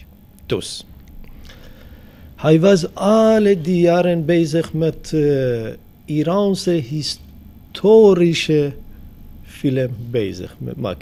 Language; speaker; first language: Dutch; non-native, learner; Persian